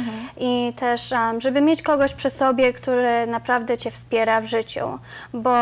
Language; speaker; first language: Polish; early bilingual, other home language; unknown